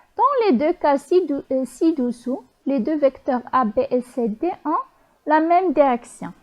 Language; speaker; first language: French; non-native, local second language; Arabic